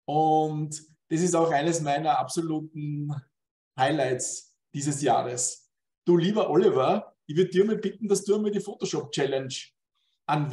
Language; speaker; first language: German; native; German